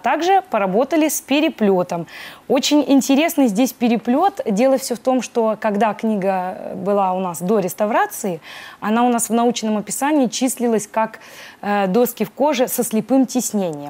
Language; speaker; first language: Russian; native; Russian